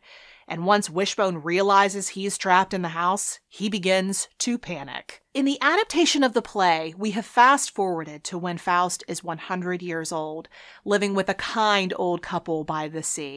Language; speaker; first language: English; native; English